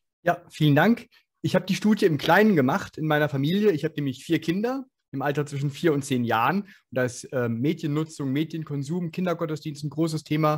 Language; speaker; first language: German; native; German